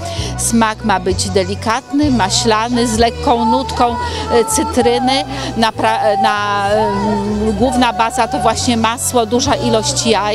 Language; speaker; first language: Polish; native; Polish